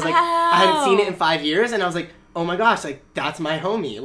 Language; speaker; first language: English; native; English